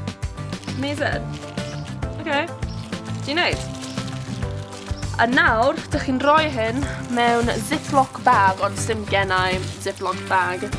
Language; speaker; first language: Welsh; non-native, local second language; English